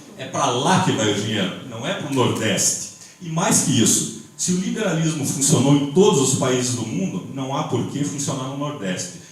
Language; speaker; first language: Portuguese; native; Portuguese